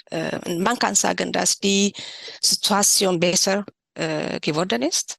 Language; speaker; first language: German; non-native, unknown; Tigrinya